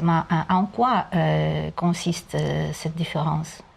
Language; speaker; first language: French; non-native, learner; Russian